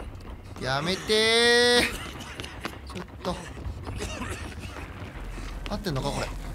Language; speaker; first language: Japanese; native; Japanese